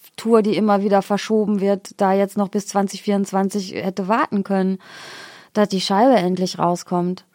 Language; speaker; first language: German; native; German